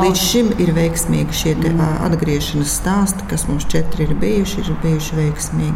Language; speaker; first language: Latvian; native; Latvian